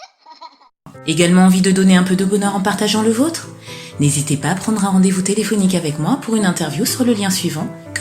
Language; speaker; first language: French; native; French